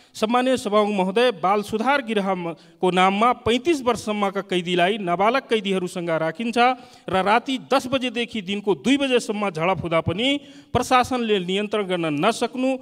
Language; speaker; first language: Nepali; non-native, local second language; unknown